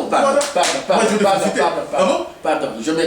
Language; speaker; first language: French; non-native, local second language; Lingala